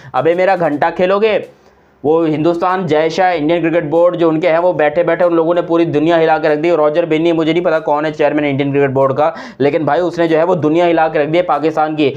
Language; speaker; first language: Urdu; native; Urdu